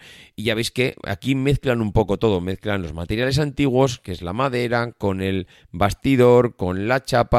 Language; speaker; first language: Spanish; native; Spanish